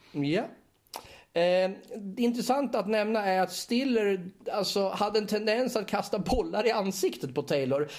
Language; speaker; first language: Swedish; native; Swedish